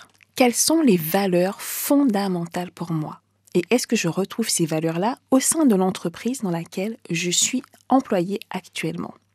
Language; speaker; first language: French; native; French